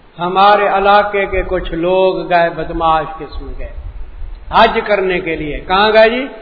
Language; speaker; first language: Urdu; non-native, local second language; Punjabi